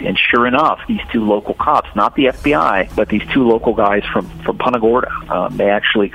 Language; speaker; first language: English; native; English